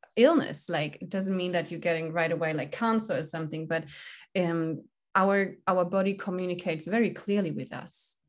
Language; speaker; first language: English; non-native, fluent; German